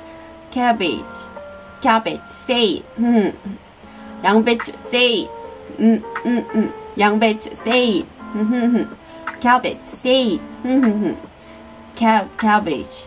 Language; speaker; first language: English; non-native, learner; Korean